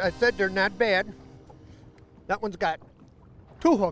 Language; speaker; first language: English; native; English